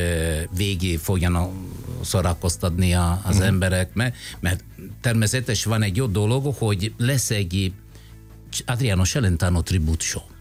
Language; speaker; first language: Hungarian; non-native, fluent; Italian